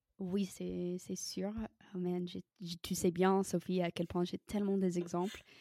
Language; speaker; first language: French; non-native, fluent; English